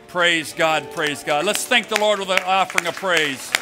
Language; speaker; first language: English; native; English